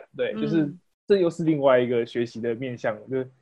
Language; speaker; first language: Chinese; native; Chinese